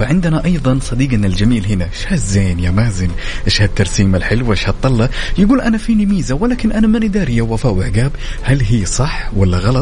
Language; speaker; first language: Arabic; native; Arabic